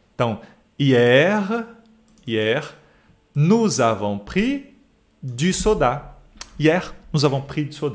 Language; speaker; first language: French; non-native, fluent; Portuguese